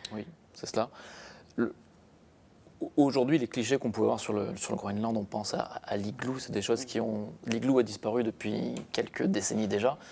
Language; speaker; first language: French; native; French